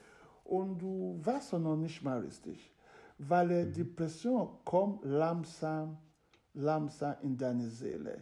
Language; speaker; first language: German; non-native, fluent; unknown